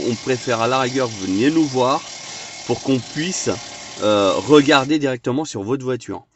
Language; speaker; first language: French; native; French